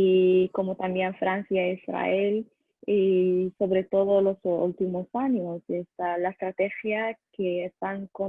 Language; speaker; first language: Spanish; non-native, learner; Arabic